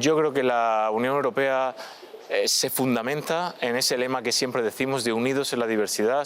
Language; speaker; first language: Spanish; native; Spanish